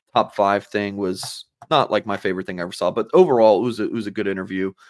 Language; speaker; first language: English; native; English